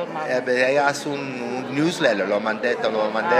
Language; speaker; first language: Spanish; non-native, learner; English